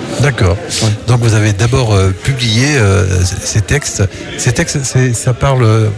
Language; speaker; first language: French; native; French